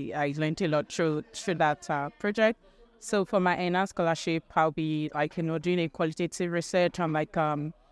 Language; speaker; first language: English; non-native, local second language; Yoruba